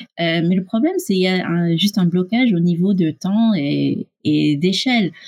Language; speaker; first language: French; early bilingual, heritage; English